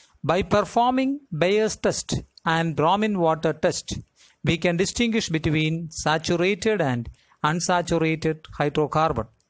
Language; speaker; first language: English; non-native, local second language; Malayalam